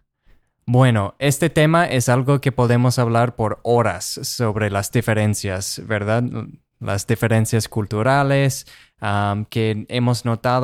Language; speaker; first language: Spanish; non-native, fluent; English